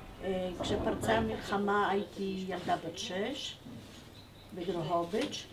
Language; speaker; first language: Hebrew; non-native, fluent; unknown